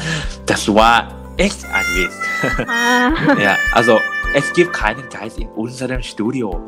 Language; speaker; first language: German; non-native, learner; Thai